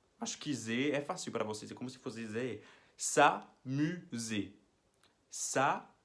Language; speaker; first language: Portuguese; non-native, fluent; French